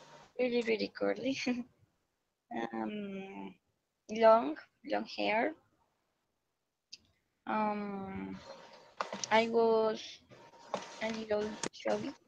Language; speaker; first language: English; non-native, learner; Spanish